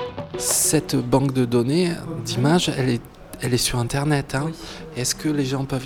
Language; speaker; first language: French; native; French